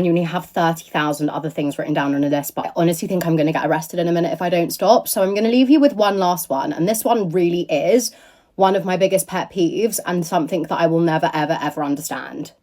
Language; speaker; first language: English; native; English